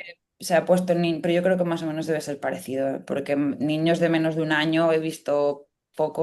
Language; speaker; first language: Spanish; native; Spanish